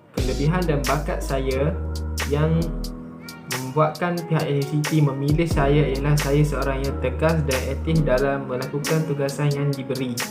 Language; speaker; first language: Malay; native; Malay